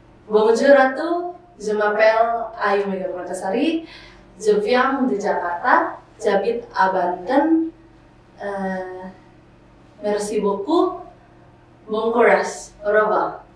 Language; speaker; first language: French; non-native, learner; Indonesian